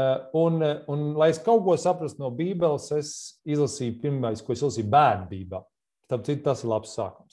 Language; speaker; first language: Latvian; native; Latvian